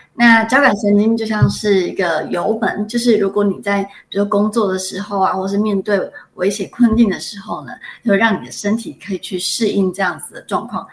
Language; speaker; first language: Chinese; native; Chinese